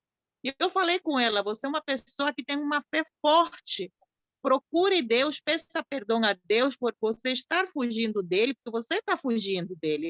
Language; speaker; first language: Portuguese; non-native, fluent; Spanish